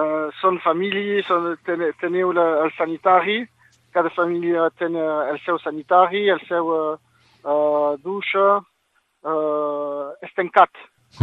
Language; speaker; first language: Catalan; non-native, local second language; French